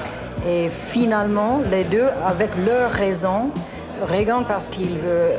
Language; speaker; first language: French; non-native, learner; English